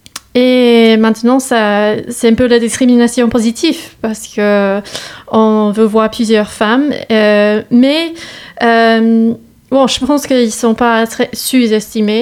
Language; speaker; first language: French; non-native, learner; English